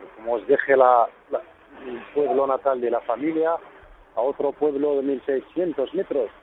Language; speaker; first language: Spanish; non-native, fluent; Arabic